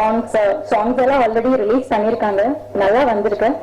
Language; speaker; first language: Tamil; non-native, fluent; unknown